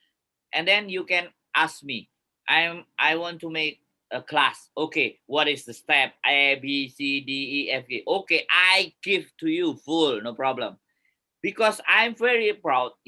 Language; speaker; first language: English; non-native, learner; Indonesian